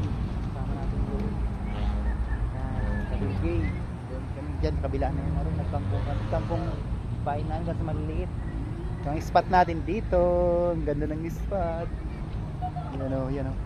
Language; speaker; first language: Filipino; native; Filipino